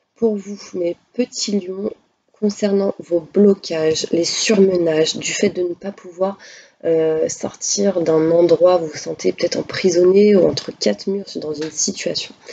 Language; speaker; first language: French; native; French